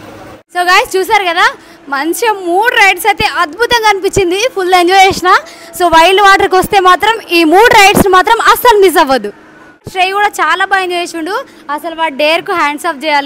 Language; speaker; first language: Telugu; native; Telugu